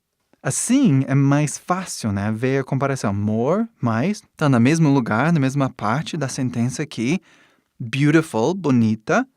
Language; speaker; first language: Portuguese; non-native, fluent; English